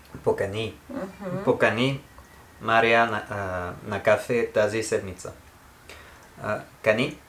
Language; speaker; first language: Bulgarian; non-native, learner; English